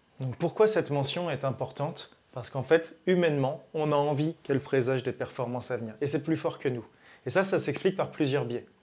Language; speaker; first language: French; native; French